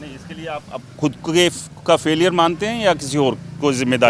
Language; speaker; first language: Hindi; native; Hindi